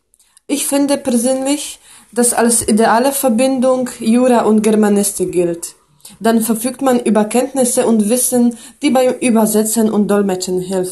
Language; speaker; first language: German; non-native, fluent; Polish